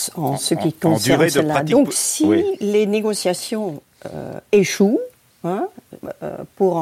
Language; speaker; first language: French; non-native, fluent; Dutch